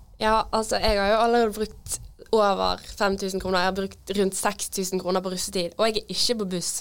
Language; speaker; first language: Norwegian; native; Norwegian